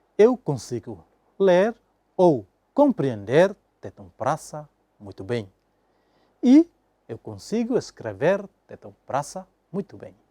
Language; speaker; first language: Portuguese; non-native, local second language; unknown